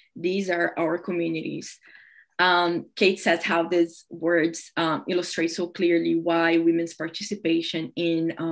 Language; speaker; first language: English; non-native, fluent; Portuguese